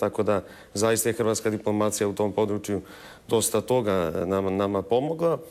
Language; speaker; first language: Croatian; early bilingual, heritage; Croatian